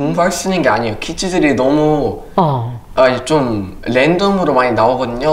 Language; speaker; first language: Korean; early bilingual, other home language; English